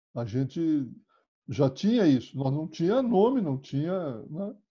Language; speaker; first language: Portuguese; native; Portuguese